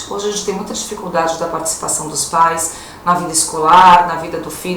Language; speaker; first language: Portuguese; native; Portuguese